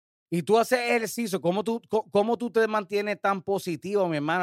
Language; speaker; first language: Spanish; early bilingual, heritage; Spanish